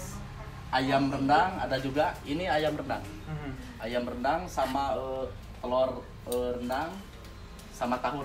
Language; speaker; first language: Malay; non-native, local second language; Minangkabau